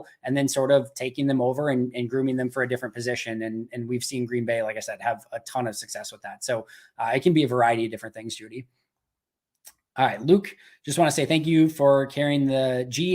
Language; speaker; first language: English; native; English